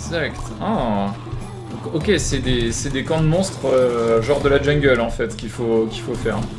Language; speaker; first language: French; native; French